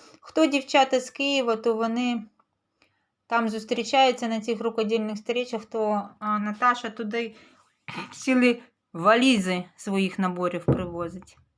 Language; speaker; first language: Ukrainian; native; Ukrainian